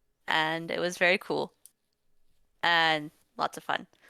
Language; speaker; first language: English; native; English